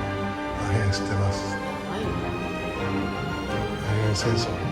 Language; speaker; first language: Japanese; native; Japanese